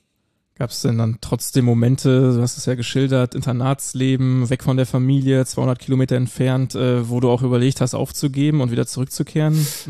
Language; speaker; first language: German; native; German